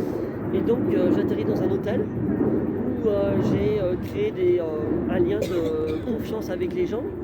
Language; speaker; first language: French; native; French